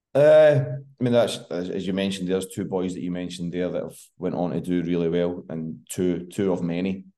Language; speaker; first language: English; native; English